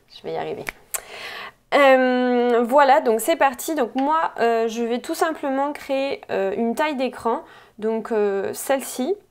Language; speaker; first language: French; native; French